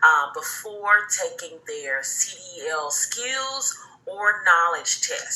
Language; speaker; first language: English; native; English